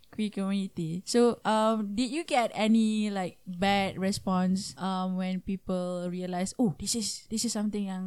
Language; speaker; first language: English; non-native, local second language; Malay